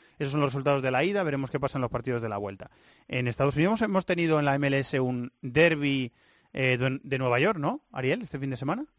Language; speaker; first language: Spanish; native; Spanish